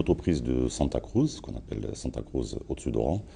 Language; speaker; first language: French; non-native, local second language; Arabic